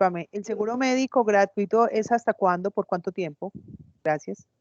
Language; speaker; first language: Spanish; native; Spanish